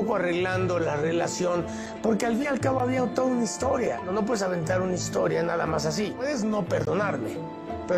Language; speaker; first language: Spanish; native; Spanish